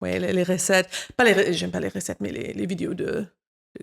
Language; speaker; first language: French; non-native, fluent; English